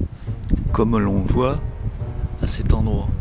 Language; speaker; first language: French; native; French